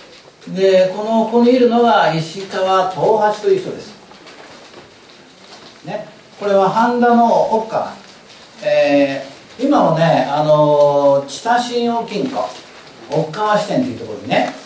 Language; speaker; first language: Japanese; native; Japanese